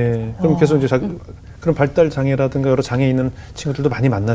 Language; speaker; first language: Korean; native; Korean